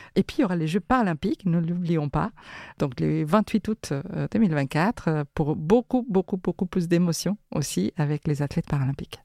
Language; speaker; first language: French; non-native, fluent; Spanish